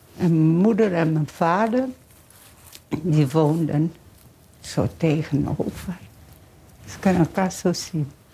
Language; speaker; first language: Dutch; early bilingual, other home language; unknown